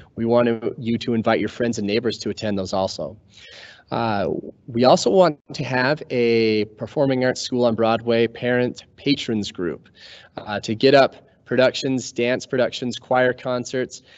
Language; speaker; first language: English; native; English